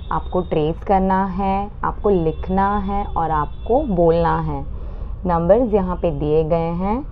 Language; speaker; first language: Hindi; non-native, local second language; Marathi